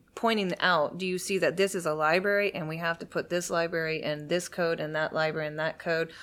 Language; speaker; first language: English; native; English